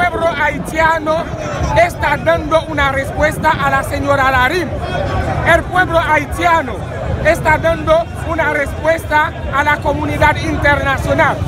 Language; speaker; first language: Spanish; non-native, fluent; Haitian Creole